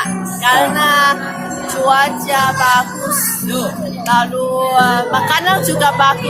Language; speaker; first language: Indonesian; non-native, learner; Chinese